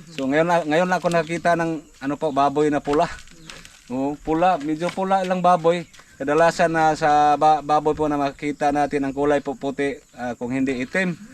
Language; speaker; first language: Filipino; non-native, local second language; Cebuano